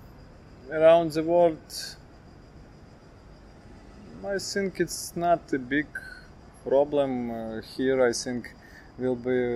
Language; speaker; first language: English; non-native, learner; Ukrainian